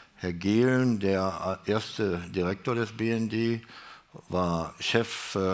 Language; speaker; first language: German; native; German